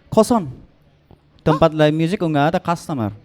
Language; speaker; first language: Indonesian; non-native, learner; Japanese